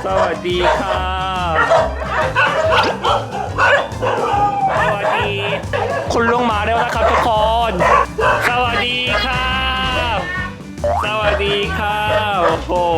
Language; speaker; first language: Thai; non-native, fluent; Korean